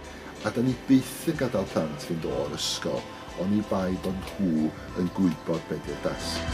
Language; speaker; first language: Welsh; native; Welsh